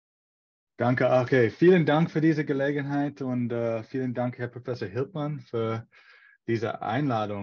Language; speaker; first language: German; non-native, fluent; English